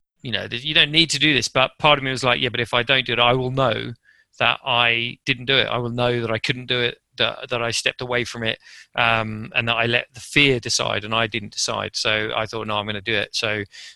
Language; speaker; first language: English; native; English